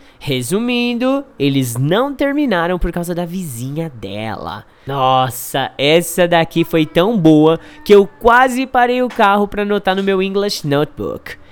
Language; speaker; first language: Portuguese; native; Portuguese